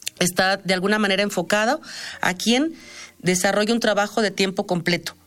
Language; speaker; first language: Spanish; native; Spanish